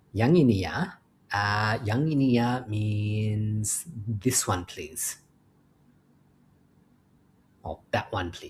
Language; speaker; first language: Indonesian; non-native, learner; English